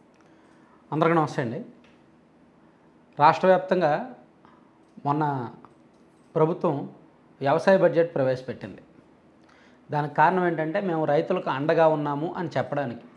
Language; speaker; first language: Telugu; native; Telugu